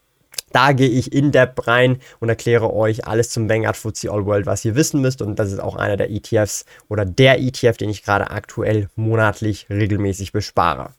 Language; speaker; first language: German; native; German